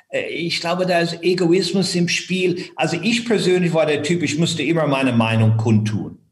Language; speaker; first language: German; non-native, fluent; English